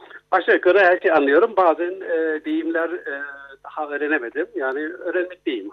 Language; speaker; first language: Turkish; non-native, fluent; German